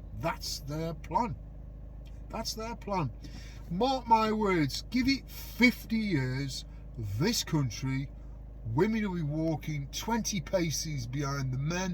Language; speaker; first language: English; native; English